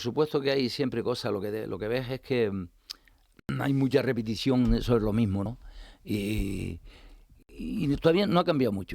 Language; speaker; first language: Spanish; native; Spanish